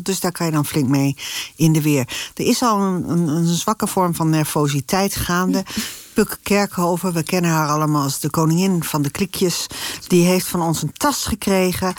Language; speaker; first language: Dutch; native; Dutch